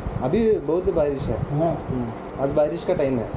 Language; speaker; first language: Hindi; non-native, local second language; Malayalam